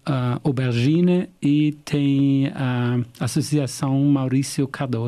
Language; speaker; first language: Portuguese; non-native, fluent; German